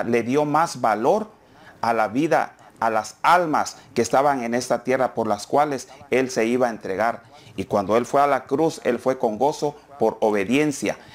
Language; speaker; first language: Spanish; native; Spanish